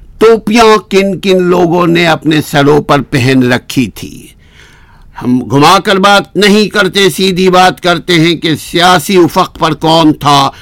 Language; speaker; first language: Urdu; native; Urdu